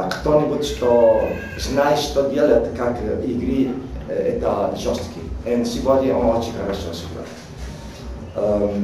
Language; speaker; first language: Russian; non-native, learner; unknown